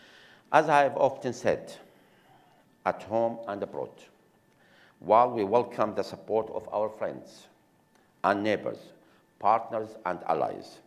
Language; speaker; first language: English; non-native, fluent; Arabic